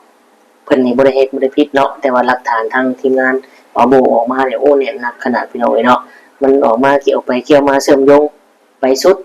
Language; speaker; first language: Thai; non-native, local second language; Northeastern Thai